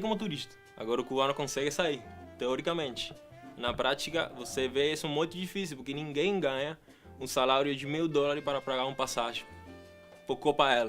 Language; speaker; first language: Portuguese; non-native, fluent; Spanish